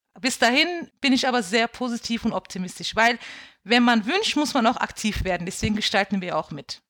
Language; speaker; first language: German; early bilingual, other home language; Kurdish